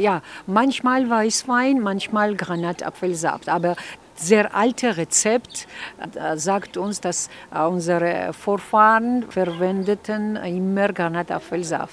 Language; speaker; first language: German; non-native, fluent; Georgian